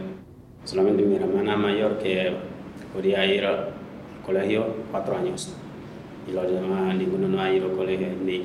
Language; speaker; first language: Spanish; non-native, learner; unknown